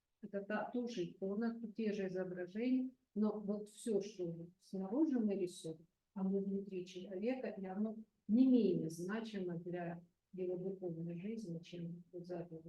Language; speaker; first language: Russian; native; Russian